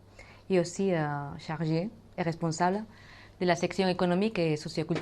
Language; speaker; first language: French; non-native, fluent; Spanish